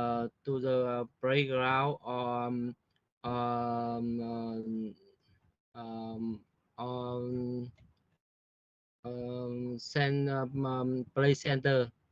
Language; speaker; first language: English; non-native, learner; Vietnamese